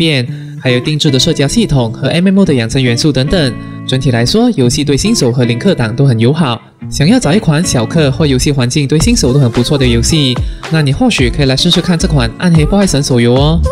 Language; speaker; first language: Chinese; native; Chinese